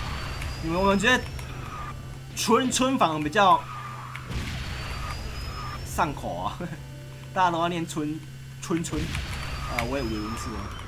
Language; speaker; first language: Chinese; native; Chinese